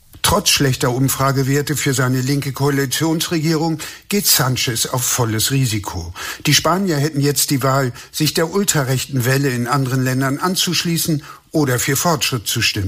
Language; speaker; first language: German; native; German